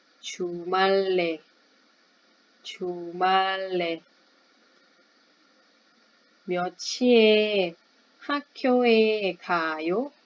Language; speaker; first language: Korean; non-native, fluent; Thai